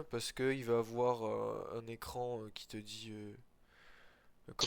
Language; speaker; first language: French; native; French